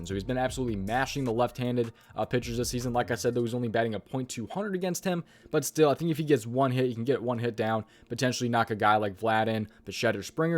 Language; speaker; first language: English; native; English